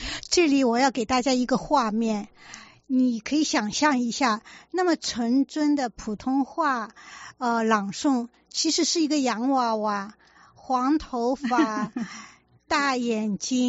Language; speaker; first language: Chinese; native; Chinese